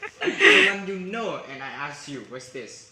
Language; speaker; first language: English; non-native, learner; Hmong